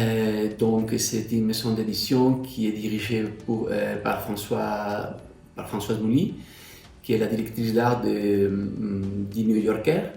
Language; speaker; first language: French; non-native, fluent; Spanish